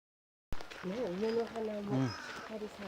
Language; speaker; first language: Japanese; native; Japanese